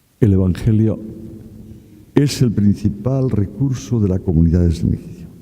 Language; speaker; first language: Spanish; native; Spanish